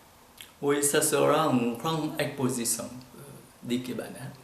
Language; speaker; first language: French; non-native, fluent; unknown